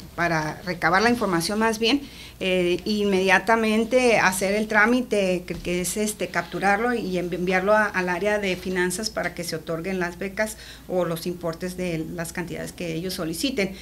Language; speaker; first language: Spanish; native; Spanish